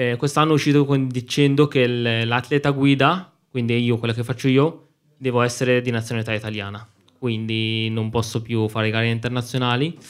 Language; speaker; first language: Italian; non-native, fluent; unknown